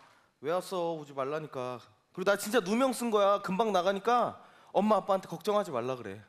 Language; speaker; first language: Korean; native; Korean